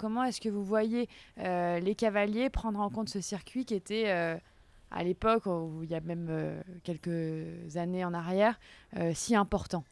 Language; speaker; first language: French; native; French